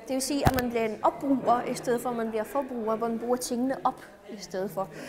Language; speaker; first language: Danish; non-native, fluent; Russian